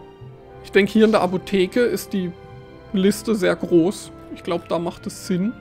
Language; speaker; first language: German; native; German